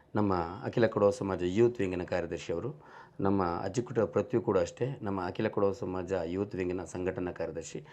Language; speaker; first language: Kannada; non-native, local second language; Kodava